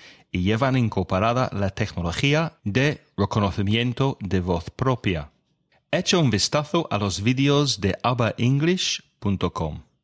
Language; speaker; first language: Spanish; non-native, fluent; English